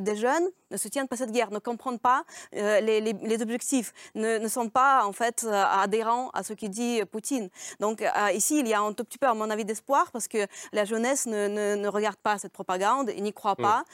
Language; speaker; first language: French; non-native, fluent; Russian